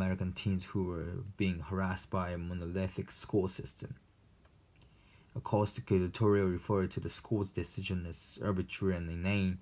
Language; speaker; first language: English; non-native, fluent; Japanese